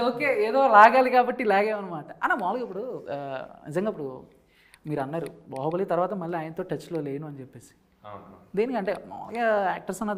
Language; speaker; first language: Telugu; native; Telugu